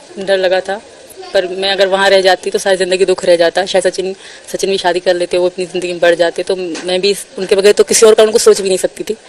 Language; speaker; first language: Urdu; non-native, local second language; Sindhi